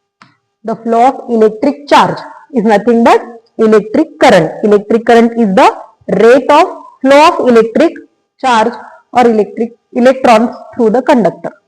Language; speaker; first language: English; non-native, local second language; Marathi